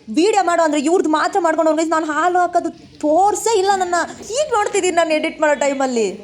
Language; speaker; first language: Kannada; native; Kannada